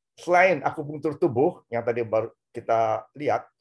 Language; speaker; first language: Indonesian; native; Indonesian